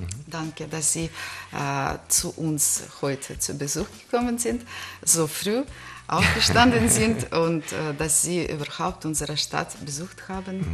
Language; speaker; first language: German; non-native, fluent; Russian